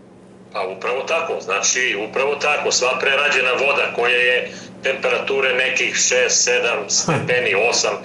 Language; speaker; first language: Serbian; native; Serbian